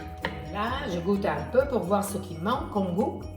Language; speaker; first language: French; non-native, fluent; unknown